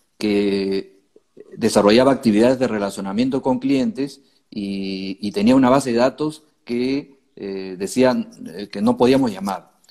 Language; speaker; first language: Spanish; native; Spanish